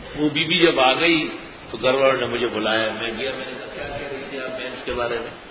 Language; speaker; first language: Urdu; non-native, local second language; Pashto